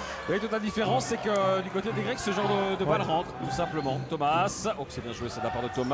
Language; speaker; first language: French; native; French